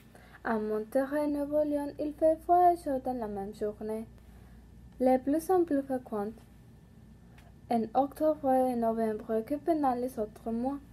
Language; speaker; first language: French; non-native, learner; Spanish